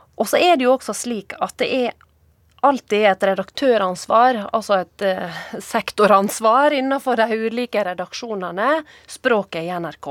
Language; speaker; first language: Norwegian; native; Norwegian